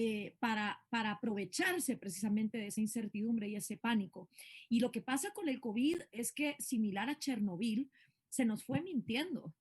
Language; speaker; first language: Spanish; native; Spanish